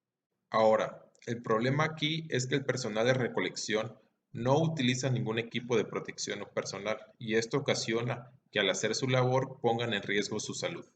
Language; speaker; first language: Spanish; native; Spanish